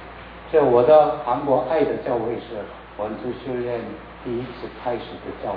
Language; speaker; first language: Chinese; non-native, learner; Korean